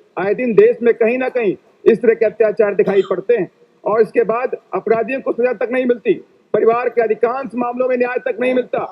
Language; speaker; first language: Hindi; native; Hindi